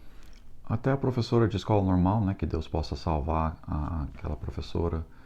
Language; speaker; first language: Portuguese; non-native, fluent; English